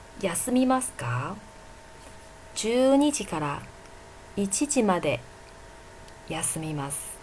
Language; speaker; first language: Japanese; non-native, fluent; Chinese